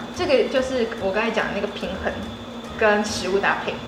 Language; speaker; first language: Chinese; native; Chinese